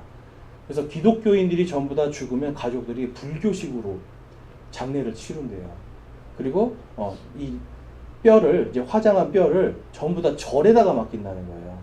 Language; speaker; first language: Korean; native; Korean